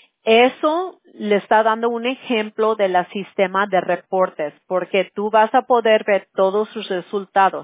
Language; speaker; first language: Spanish; early bilingual, heritage; English